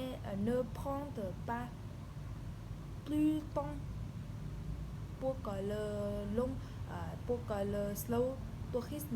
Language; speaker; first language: French; non-native, learner; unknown